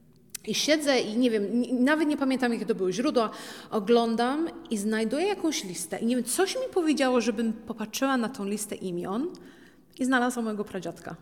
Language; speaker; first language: Polish; early bilingual, heritage; Polish